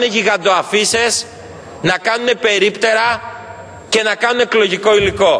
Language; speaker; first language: Greek; native; Greek